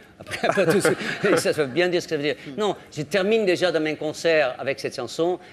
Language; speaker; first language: French; non-native, fluent; Dutch